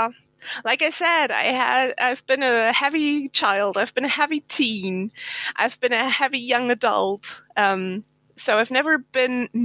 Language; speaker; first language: English; non-native, fluent; German